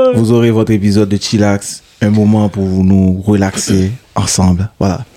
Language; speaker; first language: French; non-native, local second language; Haitian Creole